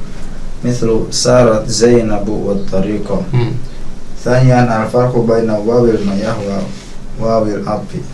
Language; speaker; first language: Arabic; non-native, fluent; Indonesian